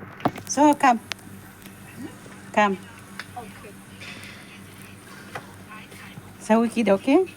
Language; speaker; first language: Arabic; non-native, learner; Amharic